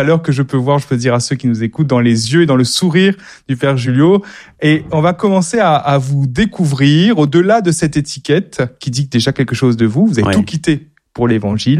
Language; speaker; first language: French; native; French